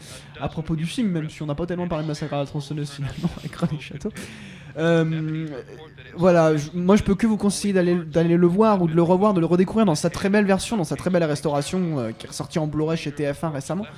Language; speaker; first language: French; native; French